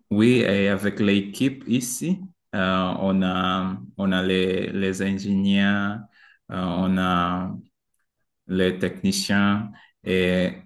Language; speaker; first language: French; non-native, learner; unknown